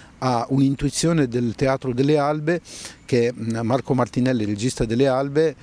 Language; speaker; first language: Italian; non-native, fluent; Arabic